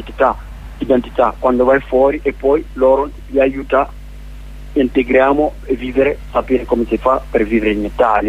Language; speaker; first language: Italian; non-native, learner; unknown